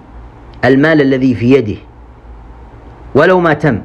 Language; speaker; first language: Arabic; native; Arabic